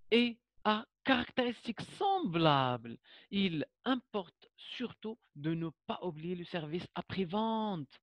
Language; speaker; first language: French; non-native, local second language; Arabic